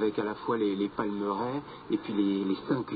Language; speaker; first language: French; native; French